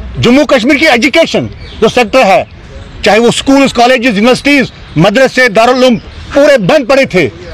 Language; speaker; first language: Hindi; non-native, local second language; Kashmiri